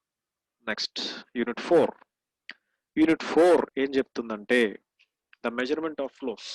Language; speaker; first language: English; non-native, local second language; Telugu